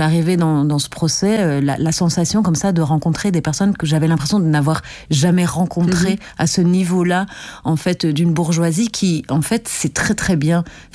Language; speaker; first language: French; native; French